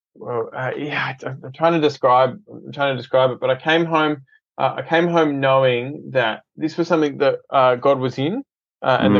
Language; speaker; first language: English; native; English